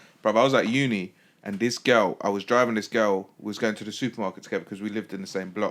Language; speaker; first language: English; native; English